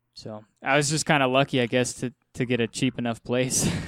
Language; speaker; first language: English; native; English